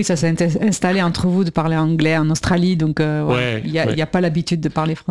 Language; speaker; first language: French; native; French